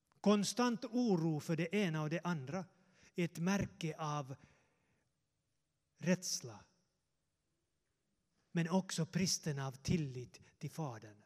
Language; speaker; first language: Swedish; non-native, fluent; Finnish